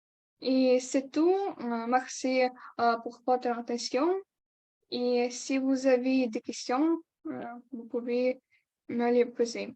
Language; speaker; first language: French; non-native, learner; Ukrainian